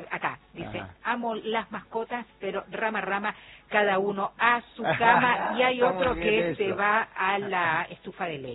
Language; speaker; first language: Spanish; native; Spanish